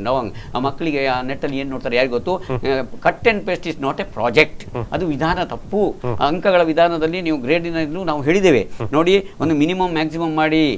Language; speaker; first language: Kannada; non-native, local second language; Marathi